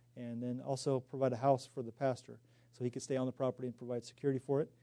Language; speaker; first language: English; native; English